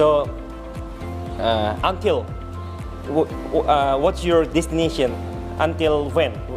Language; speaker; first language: English; non-native, learner; Indonesian